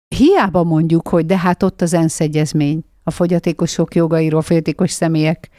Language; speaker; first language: Hungarian; native; Hungarian